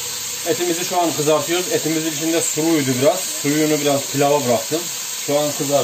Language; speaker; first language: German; non-native, learner; Turkish